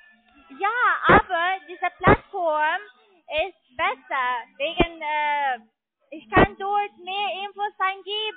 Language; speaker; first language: German; non-native, learner; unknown